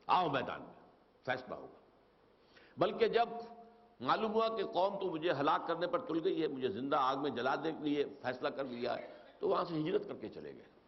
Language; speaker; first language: Urdu; native; Urdu